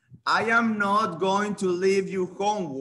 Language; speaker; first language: English; non-native, fluent; Spanish